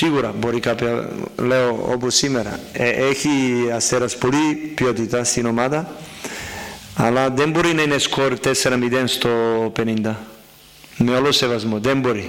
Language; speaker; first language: Greek; non-native, fluent; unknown